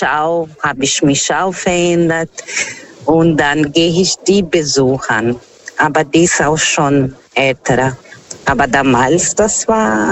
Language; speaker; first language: German; non-native, fluent; Portuguese